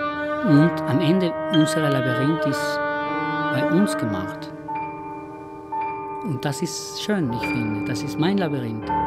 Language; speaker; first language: German; non-native, fluent; Spanish